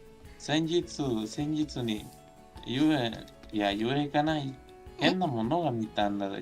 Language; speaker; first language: Japanese; non-native, learner; Spanish